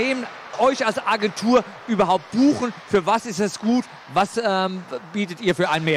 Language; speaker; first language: German; native; German